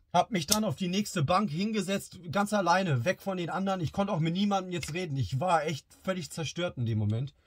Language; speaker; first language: German; early bilingual, other home language; Bosnian